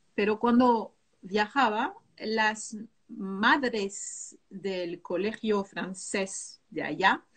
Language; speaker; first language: Spanish; non-native, fluent; French